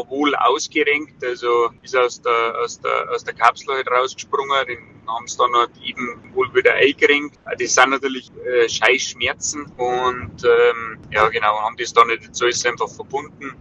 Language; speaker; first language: German; native; German